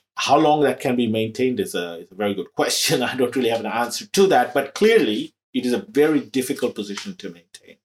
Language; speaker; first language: English; early bilingual, other home language; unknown